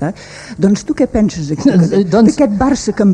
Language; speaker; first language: Catalan; native; Catalan